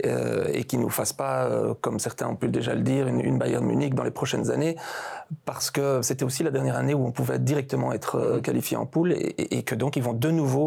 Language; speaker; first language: French; native; French